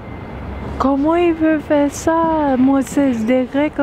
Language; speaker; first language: French; non-native, learner; Thai